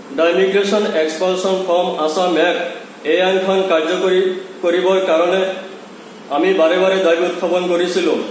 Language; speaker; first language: Assamese; non-native, local second language; Bangla